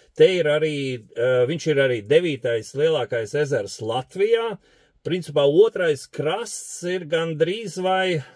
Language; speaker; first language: Latvian; native; Latvian